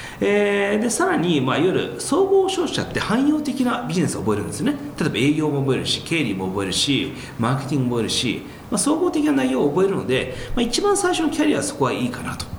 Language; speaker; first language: Japanese; early bilingual, heritage; Japanese